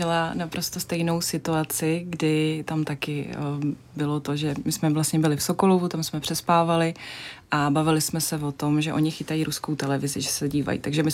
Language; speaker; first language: Czech; non-native, fluent; Russian